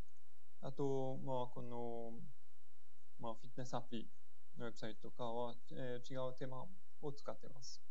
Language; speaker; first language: Japanese; non-native, fluent; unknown